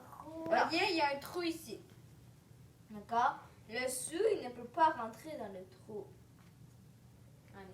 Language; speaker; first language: French; native; French